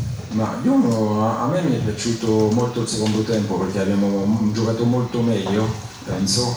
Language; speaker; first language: Italian; non-native, fluent; French